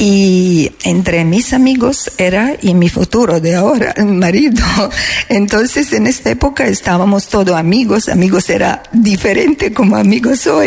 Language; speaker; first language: Spanish; non-native, learner; Croatian